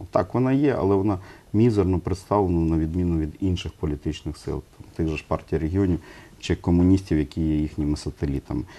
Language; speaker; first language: Ukrainian; non-native, local second language; Russian